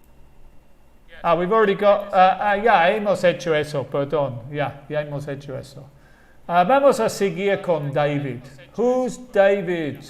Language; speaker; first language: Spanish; non-native, fluent; English